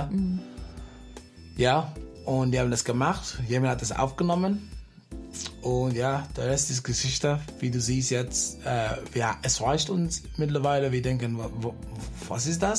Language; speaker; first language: German; non-native, fluent; English